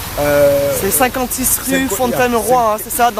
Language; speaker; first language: French; native; French